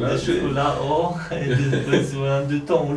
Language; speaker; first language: French; non-native, learner; Polish